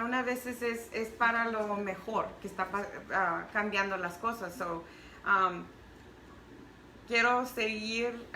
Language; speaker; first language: Spanish; early bilingual, heritage; Spanish